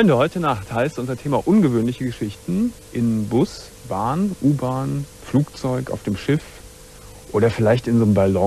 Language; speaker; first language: German; native; German